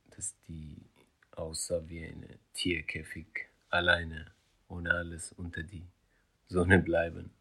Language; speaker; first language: German; non-native, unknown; Persian